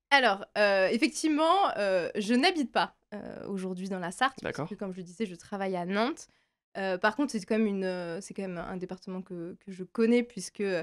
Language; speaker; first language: French; native; French